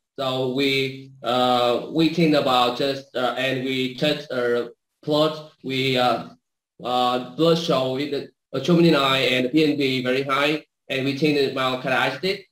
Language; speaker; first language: English; non-native, learner; Vietnamese